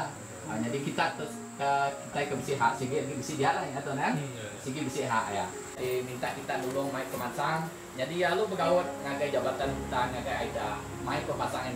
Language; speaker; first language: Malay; non-native, local second language; Iban